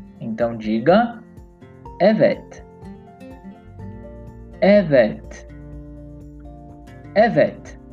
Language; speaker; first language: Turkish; non-native, learner; Portuguese